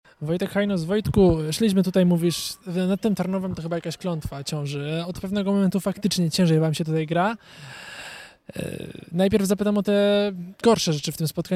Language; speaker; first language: Polish; native; Polish